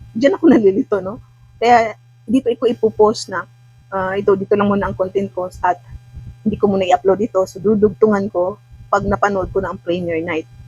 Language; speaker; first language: Filipino; non-native, local second language; Cebuano